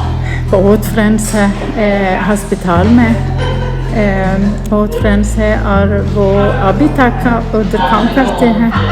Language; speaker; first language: Hindi; non-native, learner; Swedish